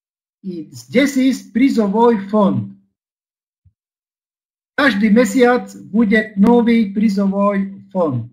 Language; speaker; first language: Russian; non-native, learner; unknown